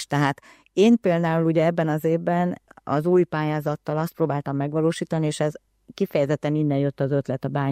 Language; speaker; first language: Hungarian; native; Hungarian